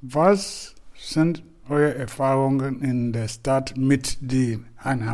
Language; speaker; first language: German; non-native, fluent; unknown